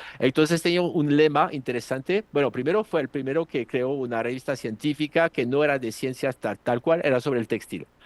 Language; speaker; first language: Spanish; non-native, fluent; French